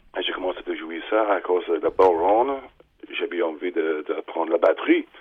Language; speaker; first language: French; non-native, fluent; English